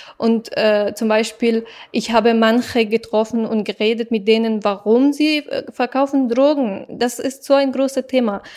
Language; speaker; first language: German; non-native, fluent; Persian